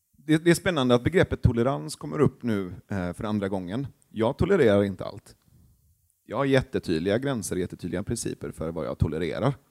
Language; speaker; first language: Swedish; early bilingual, other home language; Persian